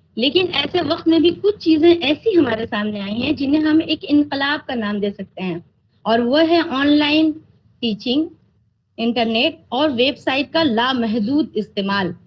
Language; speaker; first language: Urdu; native; Urdu